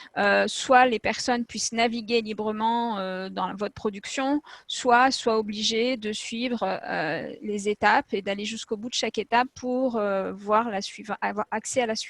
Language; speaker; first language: French; native; French